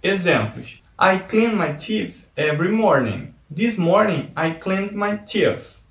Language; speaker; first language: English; non-native, fluent; Portuguese